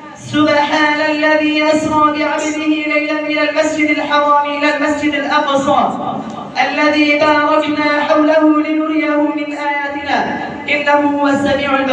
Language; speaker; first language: Arabic; non-native, learner; Bangla